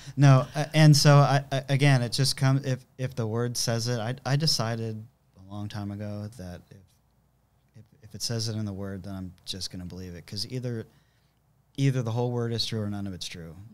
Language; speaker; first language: English; native; English